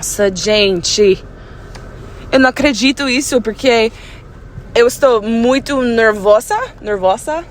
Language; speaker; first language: Portuguese; non-native, learner; English